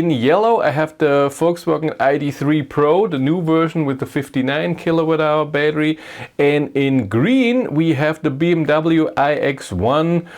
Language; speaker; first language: English; non-native, fluent; German